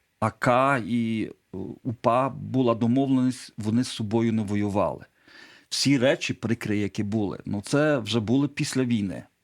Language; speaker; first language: Ukrainian; non-native, local second language; Polish